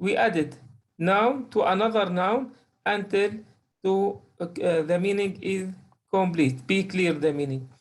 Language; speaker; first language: English; non-native, learner; Arabic